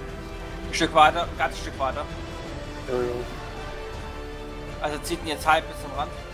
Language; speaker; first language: German; native; German